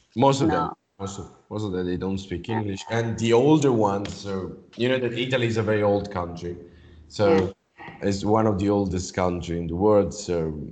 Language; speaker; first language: English; non-native, fluent; Italian